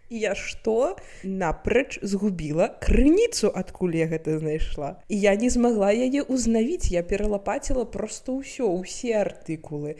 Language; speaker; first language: Belarusian; non-native, local second language; Russian